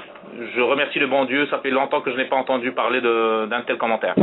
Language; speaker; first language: French; native; French